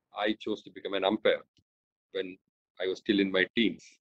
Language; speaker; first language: English; non-native, local second language; Malayalam